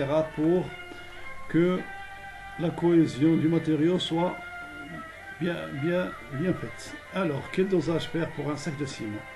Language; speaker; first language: French; non-native, local second language; Arabic